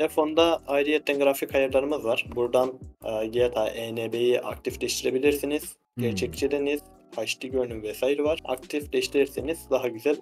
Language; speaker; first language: Turkish; native; Turkish